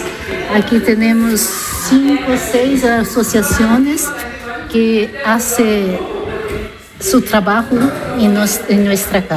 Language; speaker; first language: Spanish; non-native, learner; Italian